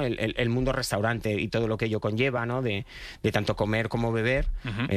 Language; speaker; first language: Spanish; native; Spanish